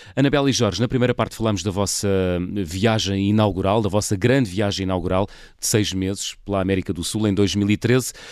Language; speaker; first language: Portuguese; native; Portuguese